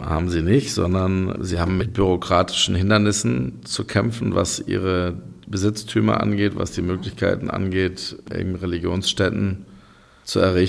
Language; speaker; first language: German; native; German